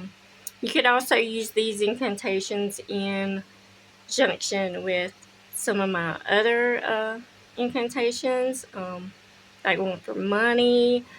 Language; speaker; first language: English; native; English